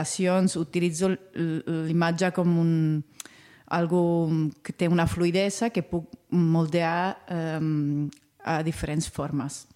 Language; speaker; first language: Catalan; non-native, fluent; Italian